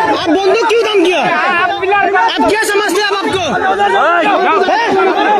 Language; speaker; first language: Hindi; non-native, learner; Bangla